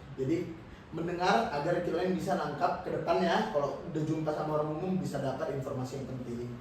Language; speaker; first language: Indonesian; native; Indonesian